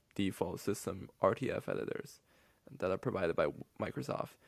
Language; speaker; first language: English; non-native, fluent; Chinese